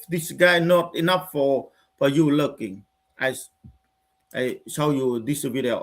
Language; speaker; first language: English; non-native, learner; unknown